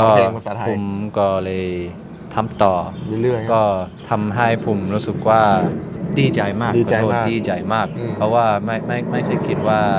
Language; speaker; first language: Thai; non-native, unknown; English